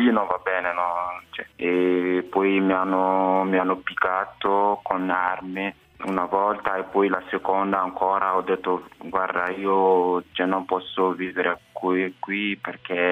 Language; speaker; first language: Italian; non-native, fluent; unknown